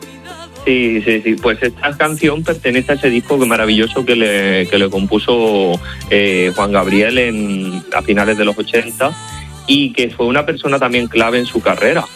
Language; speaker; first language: Spanish; native; Spanish